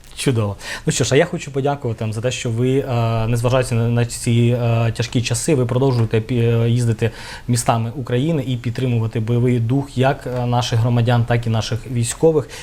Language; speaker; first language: Ukrainian; native; Ukrainian